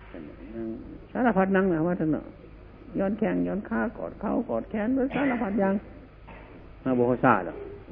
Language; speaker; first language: Thai; native; Thai